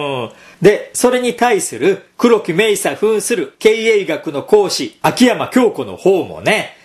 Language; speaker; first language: Japanese; native; Japanese